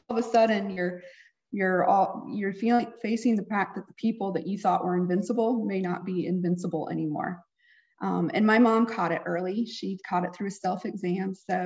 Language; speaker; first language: English; native; English